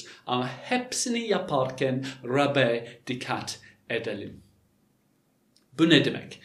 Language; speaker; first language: Turkish; non-native, fluent; English